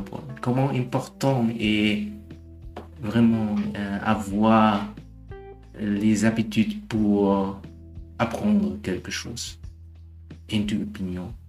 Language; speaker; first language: French; non-native, learner; German